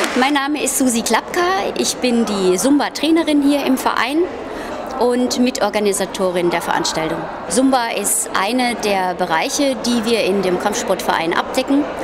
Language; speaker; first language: German; native; German